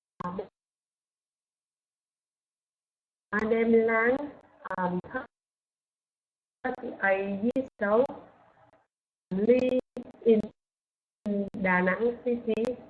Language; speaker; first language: English; non-native, learner; Vietnamese